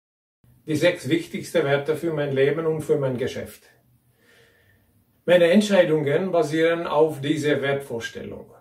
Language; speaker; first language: German; non-native, fluent; Hungarian